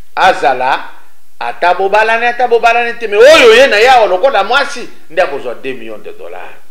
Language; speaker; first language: Lingala; native; Lingala